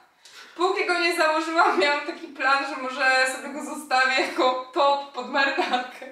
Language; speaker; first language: Polish; native; Polish